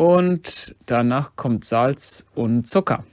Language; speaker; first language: German; non-native, fluent; English